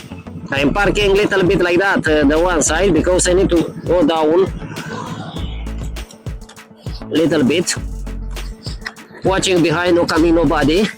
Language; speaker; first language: English; non-native, learner; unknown